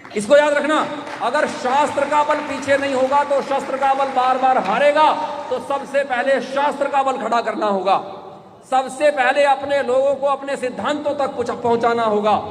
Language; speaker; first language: Hindi; native; Hindi